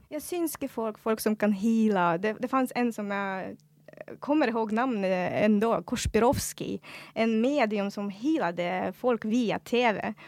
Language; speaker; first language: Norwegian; non-native, fluent; Russian